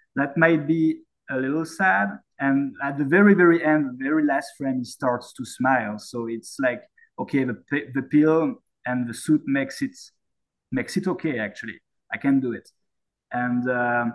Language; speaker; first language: English; non-native, fluent; French